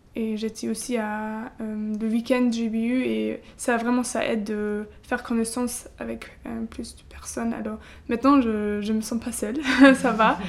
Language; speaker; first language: French; non-native, fluent; German